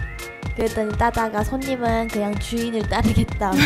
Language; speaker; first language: Korean; native; Korean